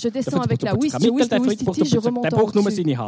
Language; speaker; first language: French; native; French